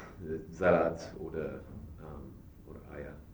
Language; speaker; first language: German; non-native, learner; English